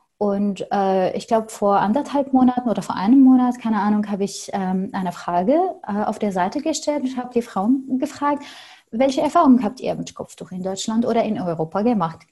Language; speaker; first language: German; non-native, fluent; Arabic